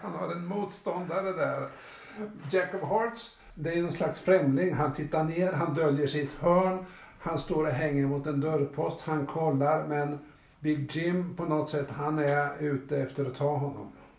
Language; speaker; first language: Swedish; native; Swedish